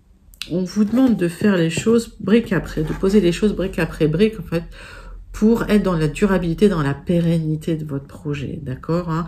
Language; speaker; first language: French; native; French